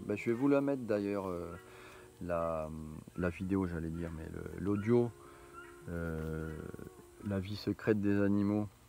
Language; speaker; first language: French; native; French